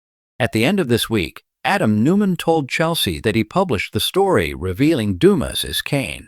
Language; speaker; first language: English; native; English